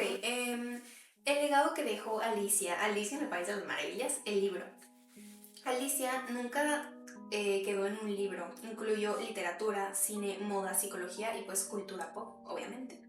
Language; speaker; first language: Spanish; native; Spanish